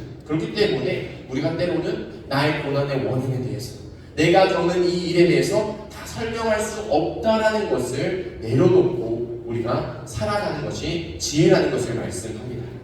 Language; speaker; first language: Korean; native; Korean